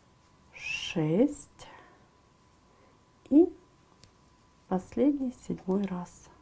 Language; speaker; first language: Russian; native; Russian